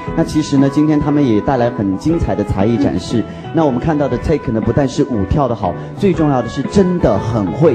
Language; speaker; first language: Chinese; native; Chinese